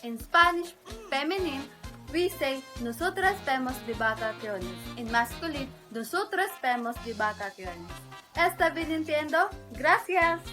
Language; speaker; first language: Spanish; non-native, learner; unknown